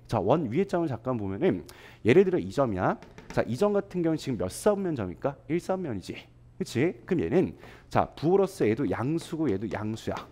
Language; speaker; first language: Korean; native; Korean